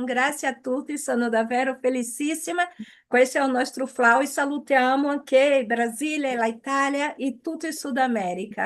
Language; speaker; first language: Italian; early bilingual, heritage; Portuguese